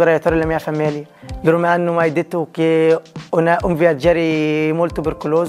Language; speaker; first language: Italian; non-native, learner; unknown